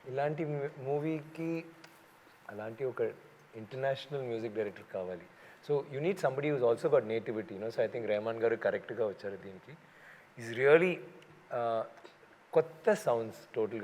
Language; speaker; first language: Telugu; non-native, local second language; Tamil